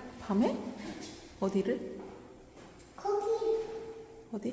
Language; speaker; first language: Korean; native; Korean